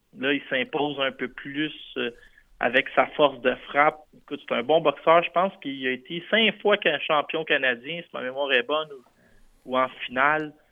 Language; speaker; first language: French; native; French